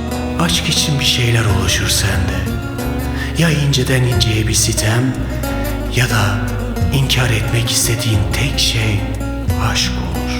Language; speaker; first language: Turkish; native; Turkish